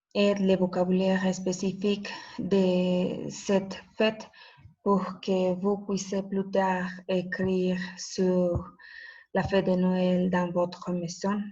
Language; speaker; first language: French; non-native, fluent; Spanish